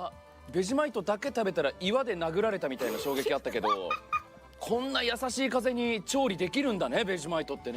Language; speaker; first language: Japanese; native; Japanese